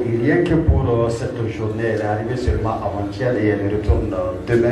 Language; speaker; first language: French; native; French